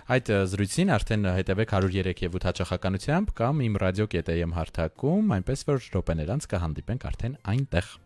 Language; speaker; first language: Armenian; native; Armenian